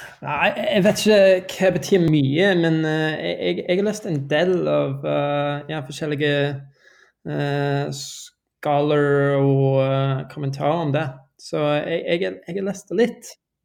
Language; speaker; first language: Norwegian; non-native, learner; English